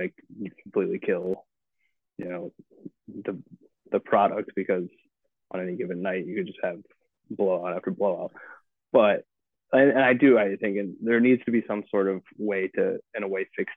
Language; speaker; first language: English; native; English